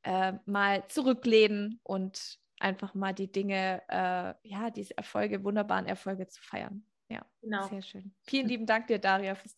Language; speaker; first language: German; native; German